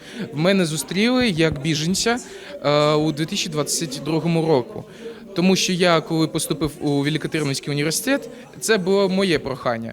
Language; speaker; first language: Ukrainian; non-native, local second language; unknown